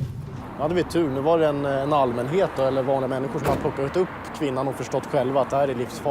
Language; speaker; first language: Swedish; native; Swedish